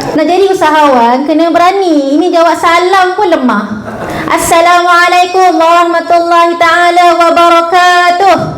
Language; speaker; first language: Malay; native; Malay